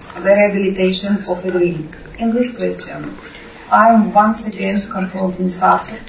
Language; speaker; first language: English; non-native, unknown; Russian